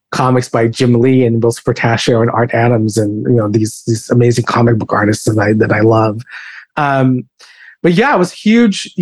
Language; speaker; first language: English; non-native, local second language; Filipino